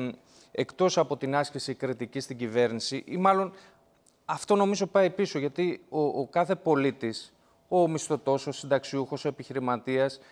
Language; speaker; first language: Greek; native; Greek